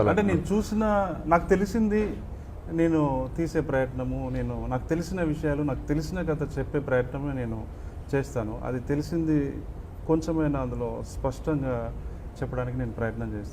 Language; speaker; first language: Telugu; native; Telugu